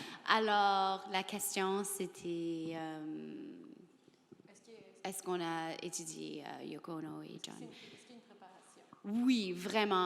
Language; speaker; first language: French; non-native, learner; English